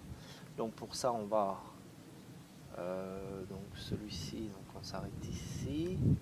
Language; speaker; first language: French; native; French